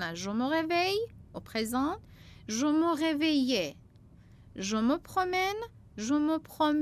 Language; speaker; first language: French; non-native, fluent; Persian